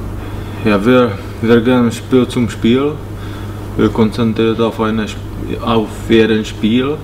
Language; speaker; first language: German; non-native, learner; Czech